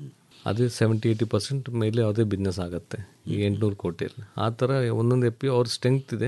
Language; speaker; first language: Kannada; non-native, learner; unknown